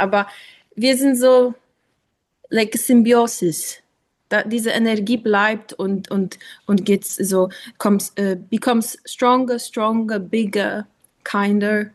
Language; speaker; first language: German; non-native, learner; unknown